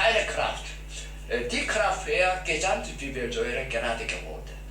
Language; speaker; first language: German; non-native, learner; Korean